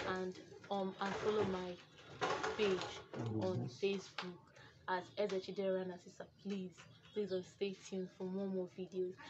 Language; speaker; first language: English; non-native, local second language; Igbo